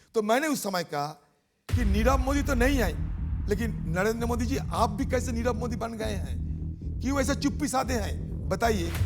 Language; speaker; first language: Hindi; non-native, local second language; Bangla